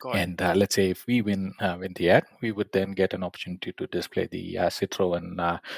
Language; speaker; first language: English; non-native, local second language; Tamil